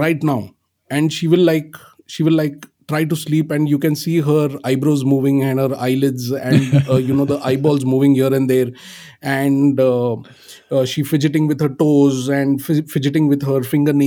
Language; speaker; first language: English; non-native, local second language; Marathi